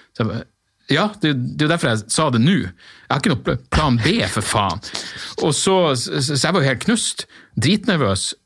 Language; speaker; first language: Norwegian; native; Norwegian